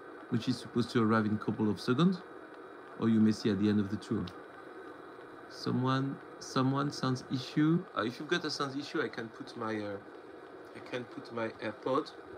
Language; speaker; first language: English; non-native, fluent; French